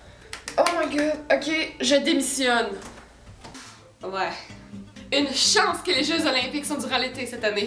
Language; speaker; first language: French; native; French